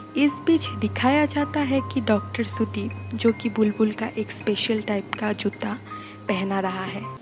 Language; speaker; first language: Hindi; non-native, local second language; Bangla